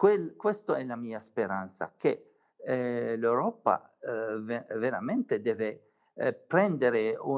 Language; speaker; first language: Italian; non-native, fluent; Arabic